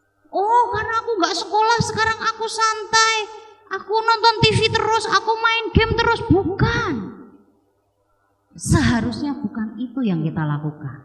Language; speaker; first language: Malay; non-native, local second language; Javanese